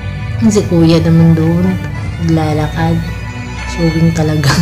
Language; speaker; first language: Filipino; non-native, local second language; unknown